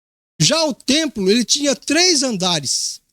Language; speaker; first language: Portuguese; native; Portuguese